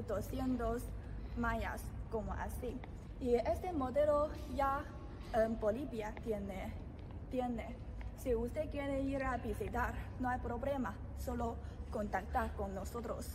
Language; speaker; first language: Spanish; non-native, learner; Chinese